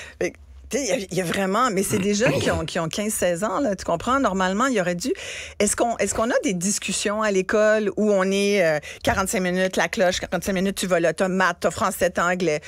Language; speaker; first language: French; native; French